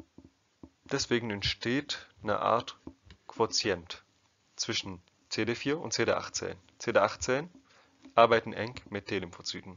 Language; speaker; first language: German; non-native, fluent; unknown